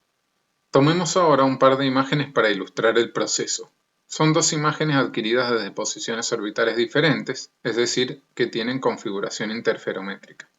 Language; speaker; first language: Spanish; native; Spanish